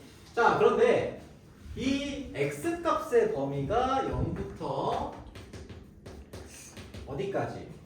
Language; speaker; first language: Korean; native; Korean